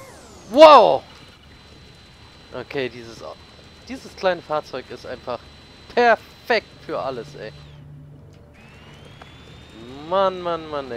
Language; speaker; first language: German; native; German